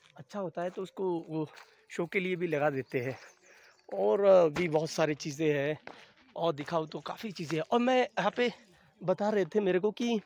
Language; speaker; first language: Hindi; non-native, local second language; Bangla